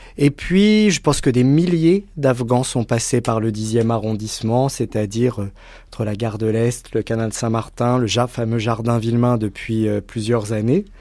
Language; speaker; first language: French; native; French